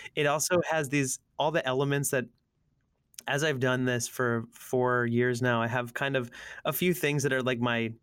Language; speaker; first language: English; native; English